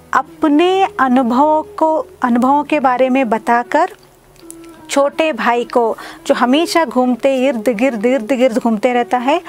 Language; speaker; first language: Hindi; non-native, local second language; Kannada